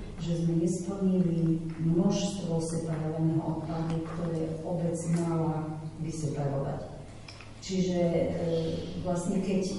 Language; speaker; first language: Slovak; native; Slovak